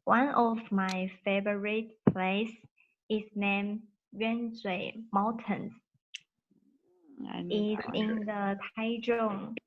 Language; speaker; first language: English; non-native, learner; Chinese